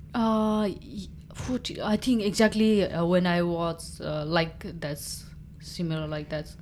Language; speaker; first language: English; non-native, local second language; Nepali